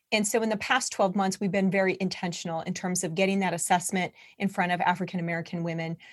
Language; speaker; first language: English; native; English